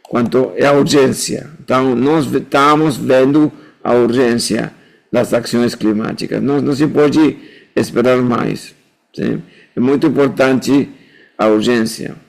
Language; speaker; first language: Portuguese; non-native, fluent; Spanish